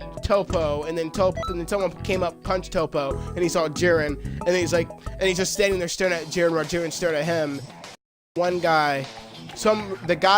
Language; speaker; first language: English; native; English